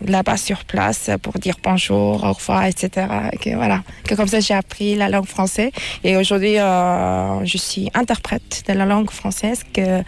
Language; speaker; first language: French; non-native, fluent; Mongolian